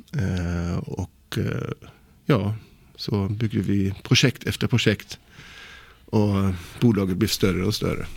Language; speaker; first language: Swedish; non-native, fluent; German